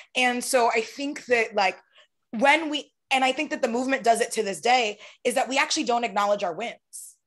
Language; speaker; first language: English; native; English